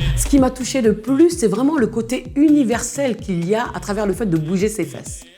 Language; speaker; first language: French; early bilingual, other home language; Bambara